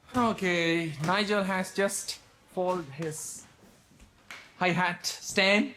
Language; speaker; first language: English; non-native, local second language; Sinhala